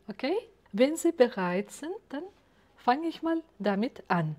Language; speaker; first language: German; non-native, fluent; Uzbek